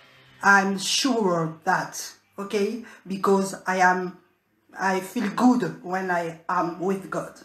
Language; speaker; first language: English; non-native, learner; French